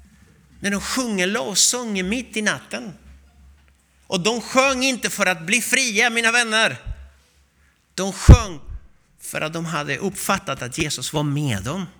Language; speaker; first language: Swedish; non-native, fluent; Spanish